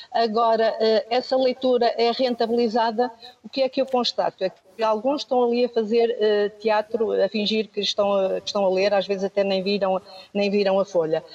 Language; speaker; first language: Portuguese; native; Portuguese